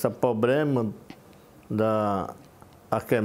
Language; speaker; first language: Portuguese; non-native, local second language; Yanomámi